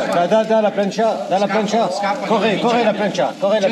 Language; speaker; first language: Spanish; non-native, learner; French